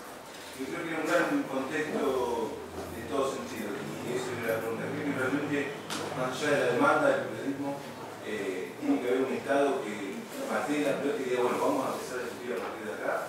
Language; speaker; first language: Spanish; native; Spanish